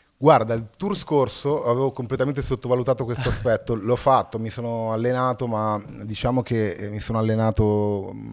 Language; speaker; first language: Italian; native; Italian